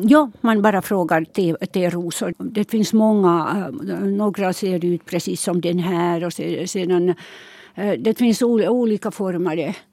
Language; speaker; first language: Swedish; non-native, local second language; Finnish